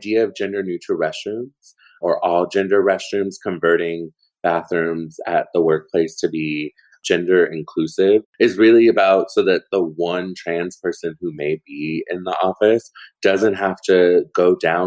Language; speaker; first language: English; native; English